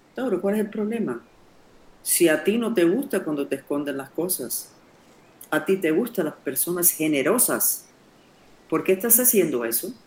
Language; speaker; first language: Spanish; non-native, fluent; English